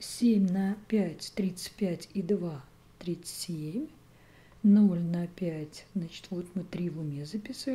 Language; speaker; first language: Russian; native; Russian